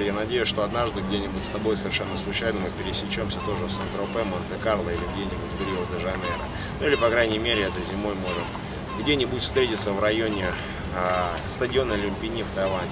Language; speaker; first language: Russian; native; Russian